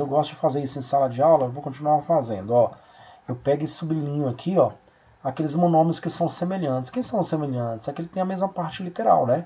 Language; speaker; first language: Portuguese; native; Portuguese